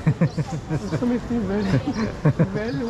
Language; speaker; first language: English; non-native, learner; Portuguese